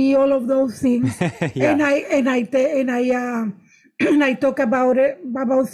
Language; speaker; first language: English; non-native, fluent; Spanish